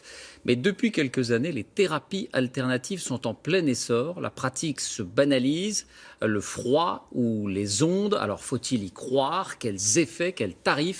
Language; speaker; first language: French; native; French